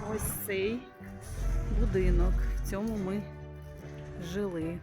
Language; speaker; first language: Ukrainian; native; Ukrainian